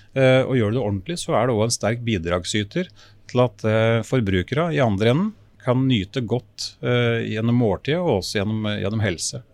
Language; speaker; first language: Norwegian; native; Norwegian